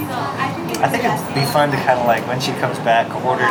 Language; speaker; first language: English; native; English